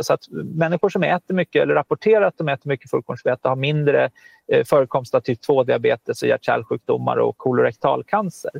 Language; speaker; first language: Swedish; native; Swedish